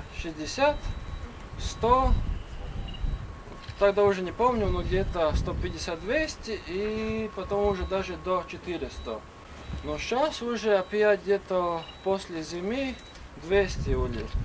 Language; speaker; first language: Russian; non-native, learner; Latvian